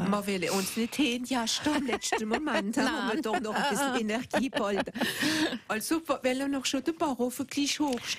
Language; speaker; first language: German; native; German